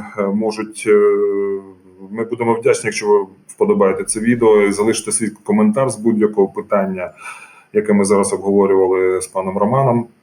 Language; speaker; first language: Ukrainian; native; Ukrainian